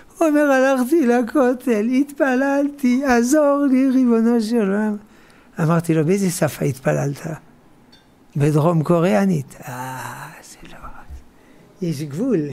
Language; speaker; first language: Hebrew; non-native, fluent; French